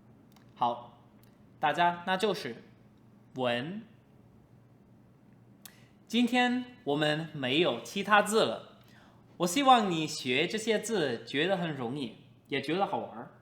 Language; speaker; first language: Chinese; non-native, fluent; English